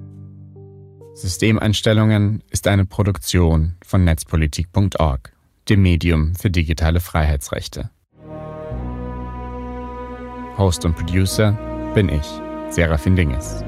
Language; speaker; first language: German; native; German